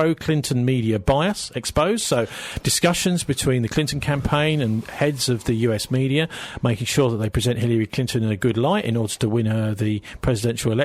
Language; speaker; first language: English; native; English